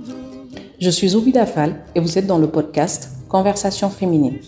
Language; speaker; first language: French; non-native, local second language; Wolof